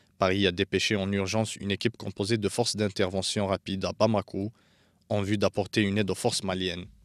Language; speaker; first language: French; non-native, local second language; Arabic